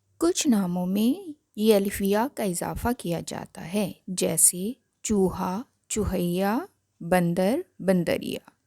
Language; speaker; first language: Urdu; native; Urdu